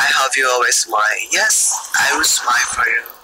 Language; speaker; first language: English; non-native, learner; Thai